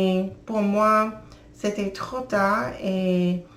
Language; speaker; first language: French; non-native, learner; English